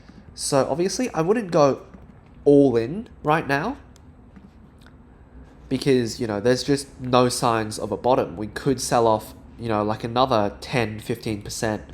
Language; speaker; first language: English; native; English